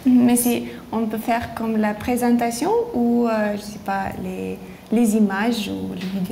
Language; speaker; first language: French; non-native, learner; Lithuanian